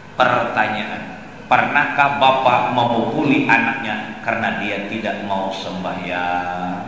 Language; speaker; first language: Indonesian; non-native, local second language; Banjar